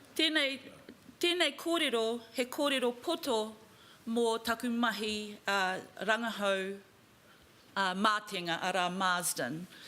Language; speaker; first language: Māori; non-native, local second language; English